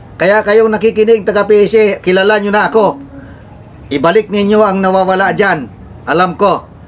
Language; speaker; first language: Filipino; non-native, local second language; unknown